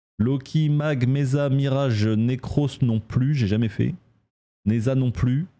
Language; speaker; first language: French; native; French